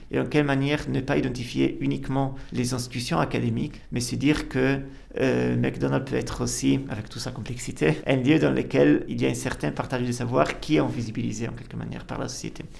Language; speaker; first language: French; non-native, fluent; Italian